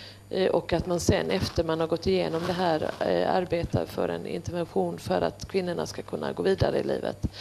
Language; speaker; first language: Swedish; native; Swedish